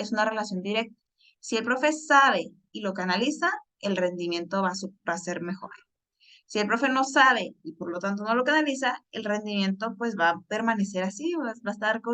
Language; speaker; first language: Spanish; native; Spanish